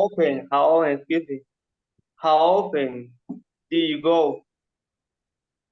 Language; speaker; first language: English; non-native, learner; Spanish